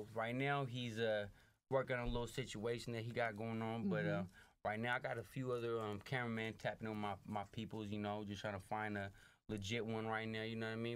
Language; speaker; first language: English; native; English